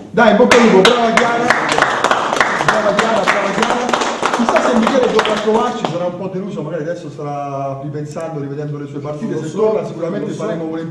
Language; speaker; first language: Italian; native; Italian